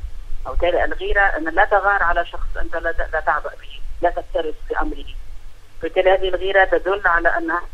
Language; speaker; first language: Arabic; native; Arabic